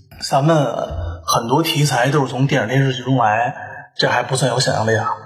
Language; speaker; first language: Chinese; native; Chinese